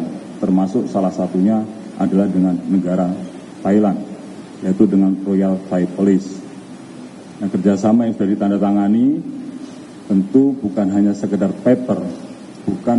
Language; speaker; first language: Indonesian; native; Indonesian